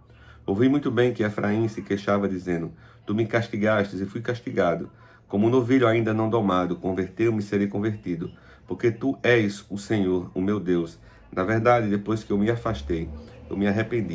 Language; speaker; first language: Portuguese; native; Portuguese